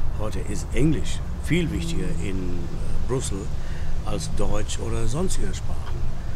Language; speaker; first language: German; non-native, fluent; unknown